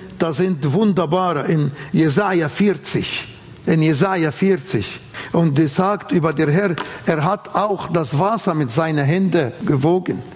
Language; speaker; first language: German; non-native, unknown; Arabic